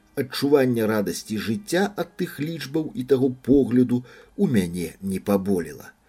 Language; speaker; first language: Belarusian; native; Belarusian